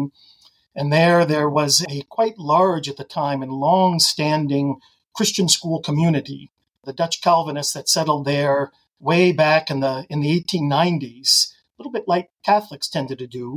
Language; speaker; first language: English; native; English